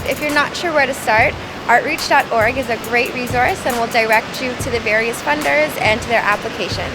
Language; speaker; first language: English; native; English